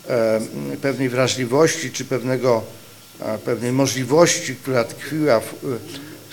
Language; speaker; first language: Polish; native; Polish